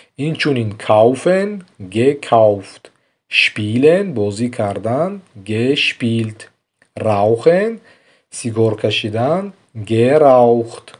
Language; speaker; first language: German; non-native, fluent; Tajik